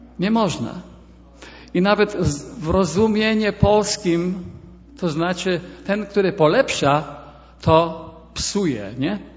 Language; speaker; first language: Polish; early bilingual, heritage; Polish